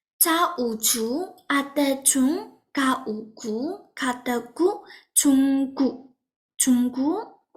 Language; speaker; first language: Korean; non-native, fluent; Burmese